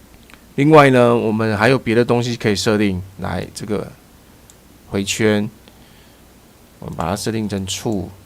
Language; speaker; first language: Chinese; native; Chinese